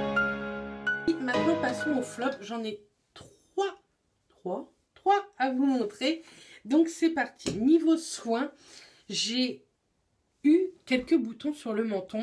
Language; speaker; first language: French; native; French